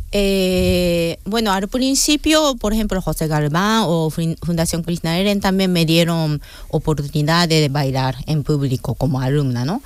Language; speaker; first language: Spanish; non-native, fluent; Japanese